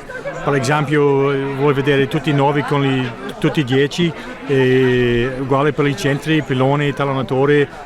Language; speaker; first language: Italian; non-native, learner; English